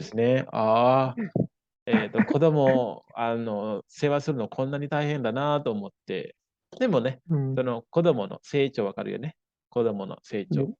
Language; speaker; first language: Japanese; non-native, fluent; Indonesian